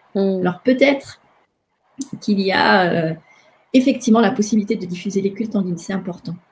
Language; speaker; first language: French; non-native, local second language; Malagasy